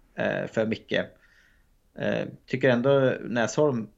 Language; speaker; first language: Swedish; native; Swedish